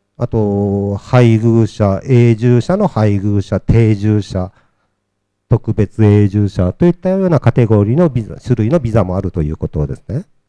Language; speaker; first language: Japanese; native; Japanese